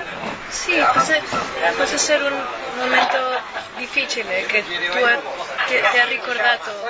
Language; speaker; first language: Italian; non-native, learner; Spanish